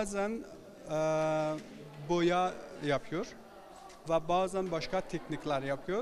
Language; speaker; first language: Turkish; non-native, learner; Persian